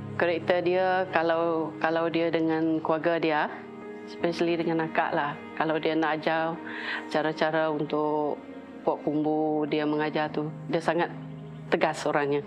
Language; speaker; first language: Malay; non-native, local second language; Iban